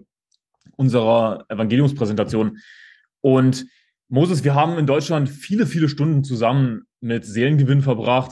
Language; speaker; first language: German; native; German